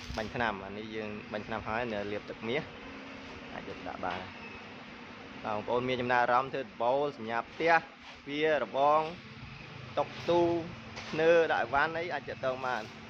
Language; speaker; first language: Khmer; native; Khmer